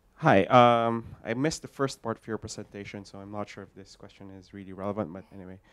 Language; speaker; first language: English; non-native, local second language; Filipino